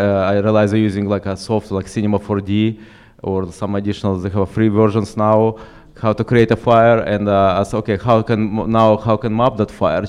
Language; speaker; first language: English; non-native, fluent; Ukrainian